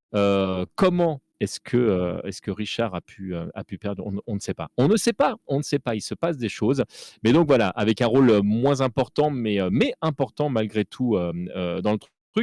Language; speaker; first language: French; native; French